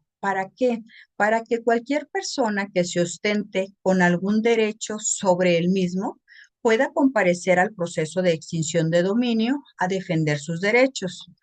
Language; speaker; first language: Spanish; native; Spanish